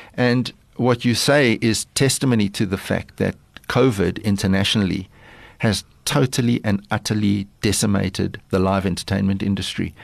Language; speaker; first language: English; early bilingual, other home language; Lithuanian